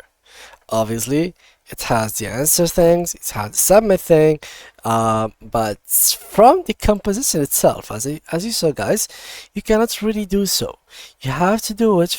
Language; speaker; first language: English; non-native, fluent; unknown